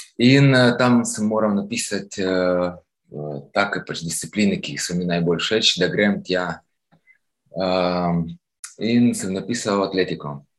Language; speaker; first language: Slovenian; non-native, fluent; Ukrainian